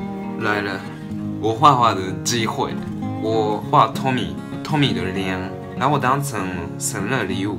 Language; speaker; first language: Chinese; non-native, learner; Japanese